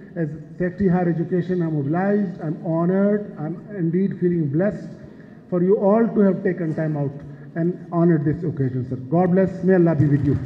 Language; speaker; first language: English; non-native, local second language; Urdu